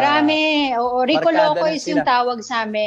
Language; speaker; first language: Filipino; native; Filipino